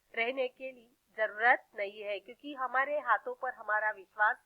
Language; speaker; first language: Hindi; non-native, local second language; Marathi